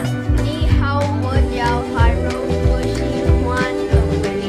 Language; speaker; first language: Chinese; non-native, learner; English